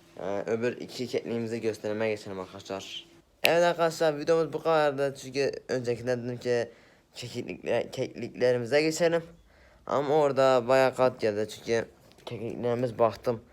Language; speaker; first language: Turkish; native; Turkish